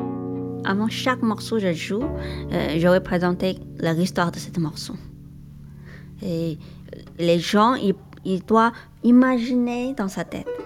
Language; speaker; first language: French; non-native, learner; Chinese